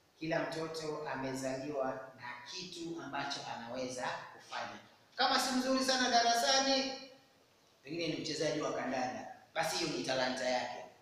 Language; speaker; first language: Swahili; non-native, local second language; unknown